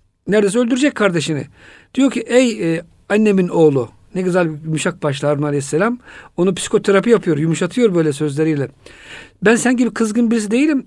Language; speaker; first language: Turkish; native; Turkish